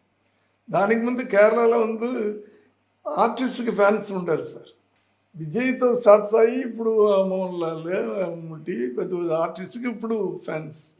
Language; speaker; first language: Telugu; non-native, learner; Tamil